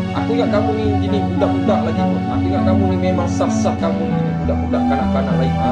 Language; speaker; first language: Malay; native; Malay